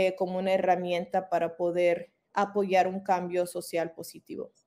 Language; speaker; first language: Spanish; early bilingual, heritage; Spanish